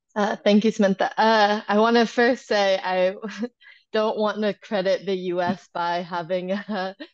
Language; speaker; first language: English; native; English